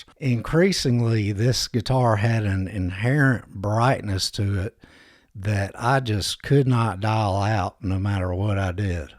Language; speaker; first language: English; native; English